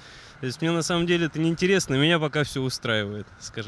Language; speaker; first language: Russian; native; Russian